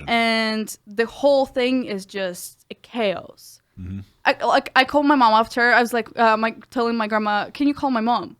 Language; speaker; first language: English; non-native, fluent; Ukrainian